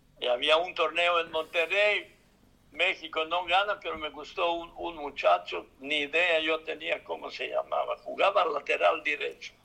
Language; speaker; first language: Spanish; non-native, fluent; Serbian